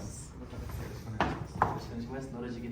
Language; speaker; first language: Japanese; non-native, learner; Kyrgyz